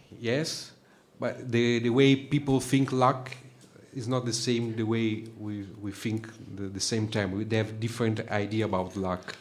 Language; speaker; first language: English; non-native, fluent; Italian